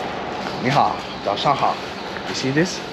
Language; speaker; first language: Chinese; non-native, learner; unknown